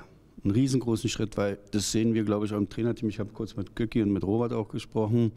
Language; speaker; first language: German; native; German